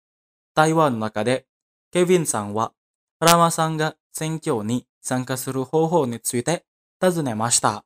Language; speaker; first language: Japanese; non-native, fluent; Indonesian